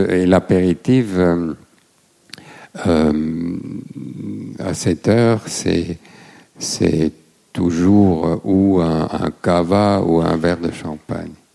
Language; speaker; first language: French; non-native, fluent; German